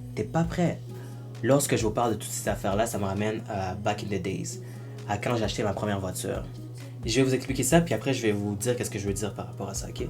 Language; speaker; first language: French; native; French